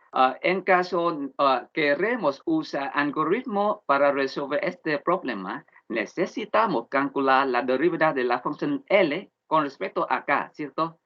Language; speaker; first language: Spanish; non-native, learner; Vietnamese